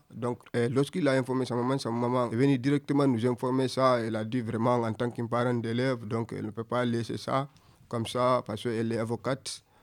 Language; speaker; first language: French; non-native, local second language; Fula